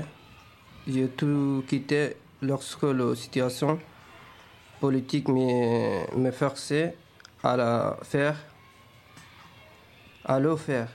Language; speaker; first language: French; non-native, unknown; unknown